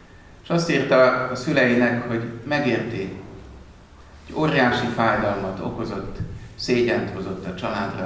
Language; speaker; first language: Hungarian; native; Hungarian